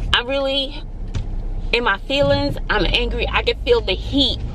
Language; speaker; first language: English; native; English